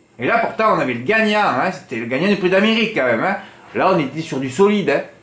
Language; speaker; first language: French; native; French